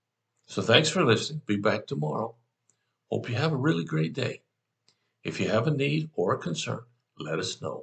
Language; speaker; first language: English; native; English